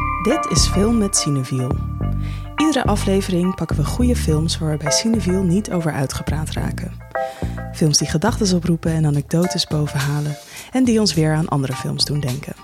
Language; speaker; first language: Dutch; native; Dutch